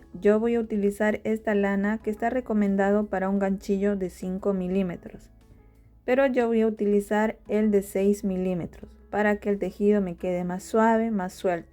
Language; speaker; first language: Spanish; native; Spanish